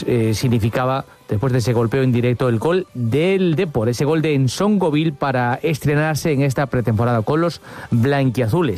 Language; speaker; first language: Spanish; native; Spanish